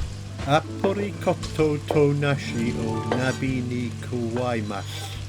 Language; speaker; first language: Japanese; non-native, learner; English